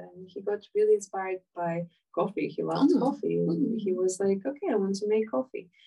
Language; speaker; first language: English; non-native, fluent; Ukrainian